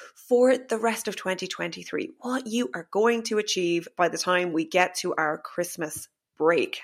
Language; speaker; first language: English; native; English